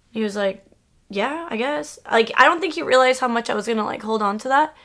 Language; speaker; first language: English; early bilingual, other home language; Spanish